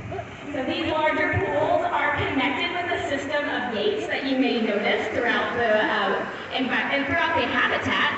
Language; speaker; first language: English; native; English